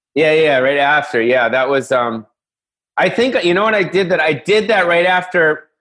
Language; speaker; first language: English; native; English